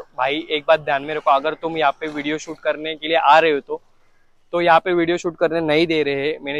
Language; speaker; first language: Hindi; non-native, local second language; Marathi